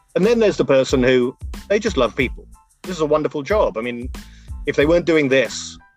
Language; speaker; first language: English; native; English